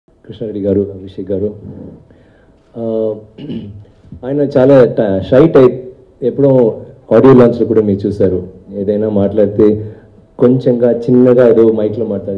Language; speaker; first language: Telugu; non-native, learner; Tamil